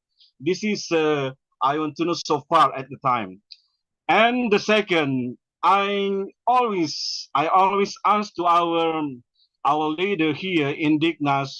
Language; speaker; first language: English; non-native, learner; Indonesian